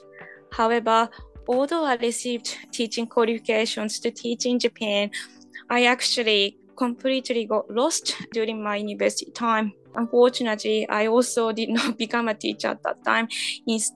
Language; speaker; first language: English; non-native, fluent; Japanese